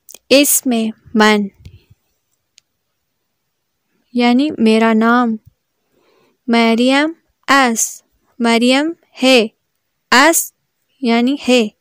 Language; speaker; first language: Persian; non-native, fluent; Urdu